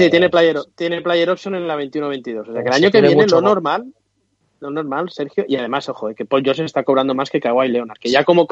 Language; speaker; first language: Spanish; native; Spanish